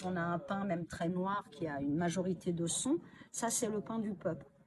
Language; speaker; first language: French; native; French